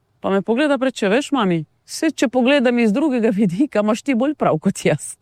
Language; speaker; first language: Slovenian; non-native, local second language; Romany